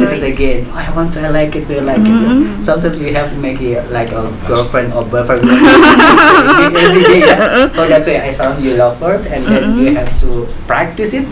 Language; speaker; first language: English; non-native, learner; Indonesian